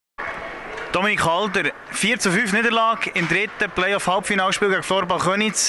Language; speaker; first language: German; native; German